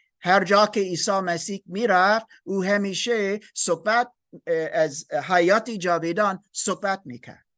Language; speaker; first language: Persian; non-native, learner; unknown